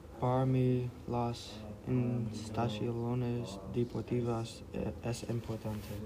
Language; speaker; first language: Spanish; non-native, learner; English